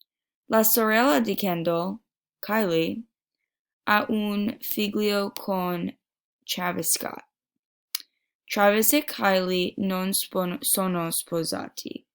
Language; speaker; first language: Italian; non-native, learner; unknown